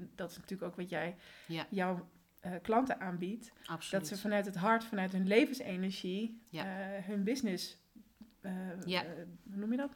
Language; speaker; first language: Dutch; early bilingual, other home language; Spanish